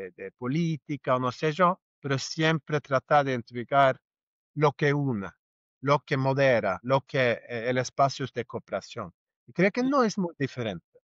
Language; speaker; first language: Spanish; non-native, fluent; Norwegian